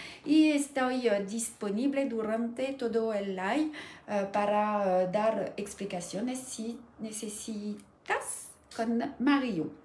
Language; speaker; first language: Spanish; non-native, learner; French